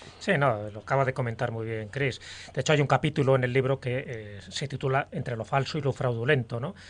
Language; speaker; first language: Spanish; native; Spanish